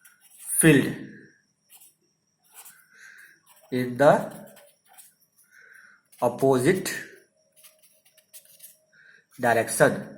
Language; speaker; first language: English; non-native, local second language; Hindi